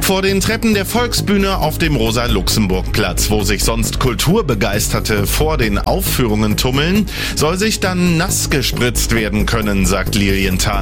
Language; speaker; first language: German; native; German